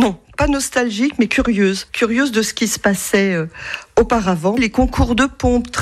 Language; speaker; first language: French; native; French